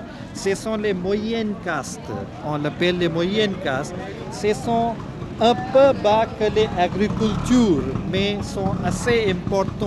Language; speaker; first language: French; non-native, fluent; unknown